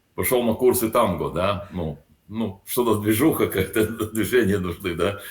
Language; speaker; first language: Russian; non-native, local second language; Latvian